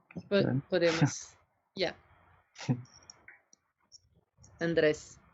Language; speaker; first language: Spanish; non-native, fluent; French